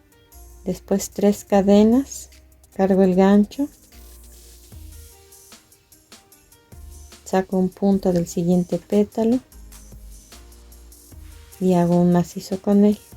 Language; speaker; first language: Spanish; native; Spanish